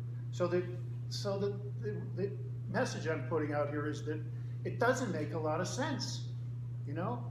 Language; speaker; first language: English; native; English